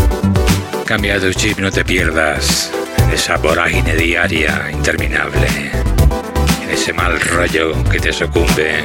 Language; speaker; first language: Spanish; native; Spanish